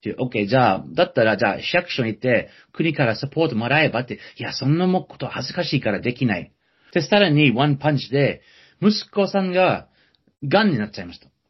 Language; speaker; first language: Japanese; non-native, fluent; English